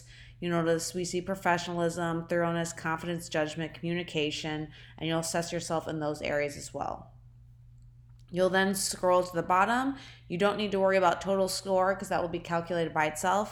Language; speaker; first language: English; native; English